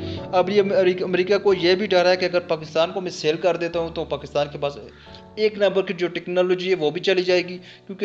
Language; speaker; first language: Hindi; non-native, local second language; Punjabi